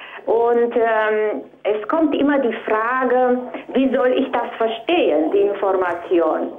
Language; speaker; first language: German; non-native, fluent; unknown